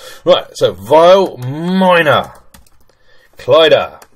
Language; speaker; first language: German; non-native, fluent; English